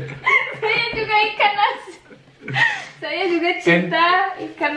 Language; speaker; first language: Indonesian; non-native, learner; German